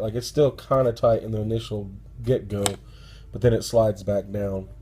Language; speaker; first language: English; native; English